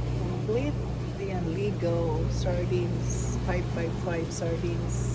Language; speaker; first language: Filipino; non-native, local second language; Cebuano